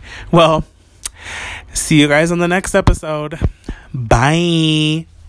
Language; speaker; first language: English; early bilingual, other home language; Spanish